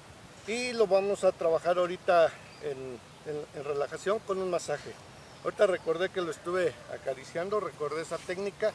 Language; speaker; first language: Spanish; native; Spanish